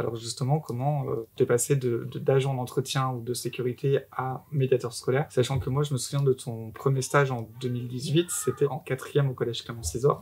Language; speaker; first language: French; native; French